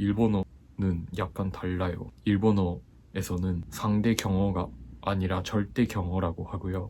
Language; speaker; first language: Korean; non-native, fluent; Japanese